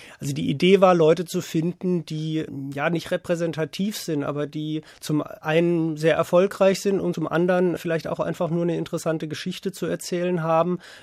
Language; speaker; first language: German; native; German